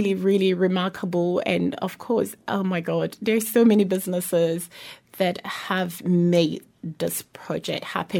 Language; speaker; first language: English; native; English